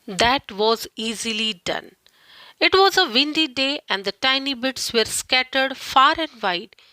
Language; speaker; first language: English; non-native, local second language; Marathi